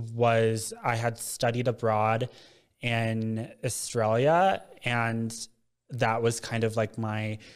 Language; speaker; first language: English; native; English